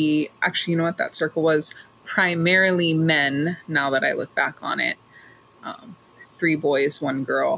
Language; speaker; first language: English; native; English